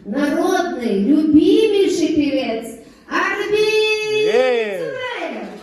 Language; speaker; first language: Russian; non-native, local second language; Chechen